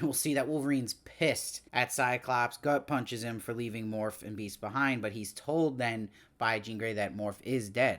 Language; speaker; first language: English; native; English